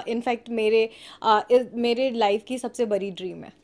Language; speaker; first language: Hindi; native; Hindi